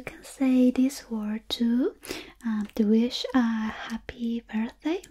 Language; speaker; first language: English; non-native, fluent; Spanish